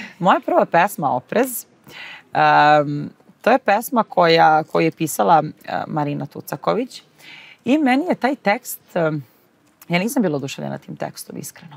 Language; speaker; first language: Serbian; native; Serbian